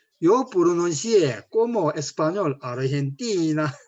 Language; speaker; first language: Spanish; non-native, learner; Korean